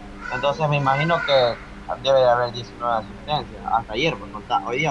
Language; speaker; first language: Spanish; native; Spanish